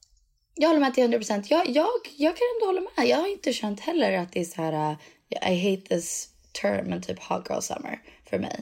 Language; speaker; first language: Swedish; native; Swedish